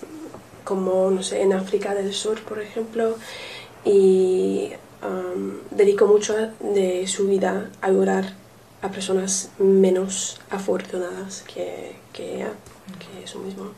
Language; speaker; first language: Spanish; non-native, learner; English